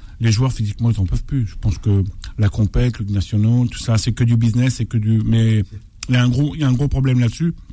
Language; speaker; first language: French; non-native, local second language; Arabic